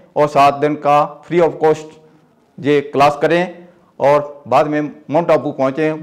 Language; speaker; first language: Hindi; native; Hindi